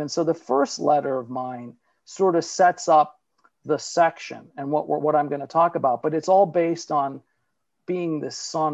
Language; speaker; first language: English; early bilingual, other home language; Italian